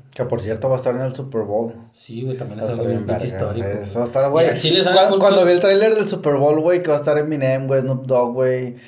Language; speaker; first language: Spanish; native; Spanish